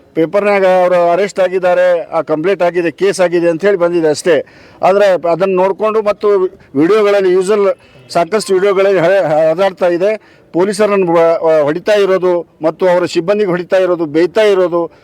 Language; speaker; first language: Kannada; non-native, local second language; Lambadi